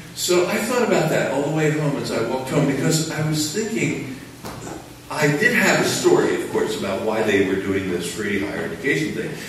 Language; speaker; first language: English; native; English